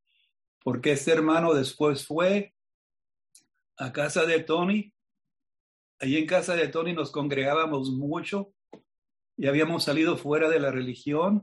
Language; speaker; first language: Spanish; native; Spanish